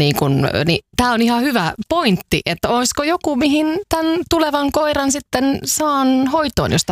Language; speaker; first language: Finnish; native; Finnish